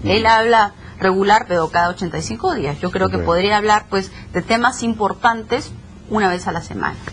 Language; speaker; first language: Spanish; native; Spanish